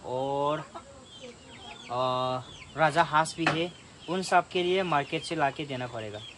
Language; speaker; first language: Hindi; non-native, local second language; Garo